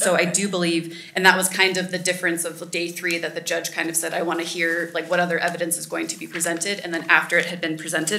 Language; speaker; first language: English; native; English